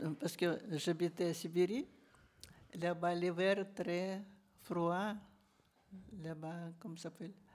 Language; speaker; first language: French; non-native, learner; Russian